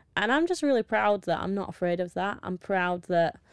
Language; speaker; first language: English; native; English